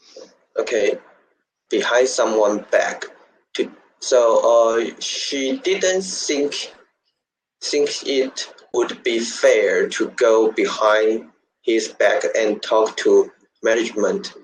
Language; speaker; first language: English; non-native, learner; Chinese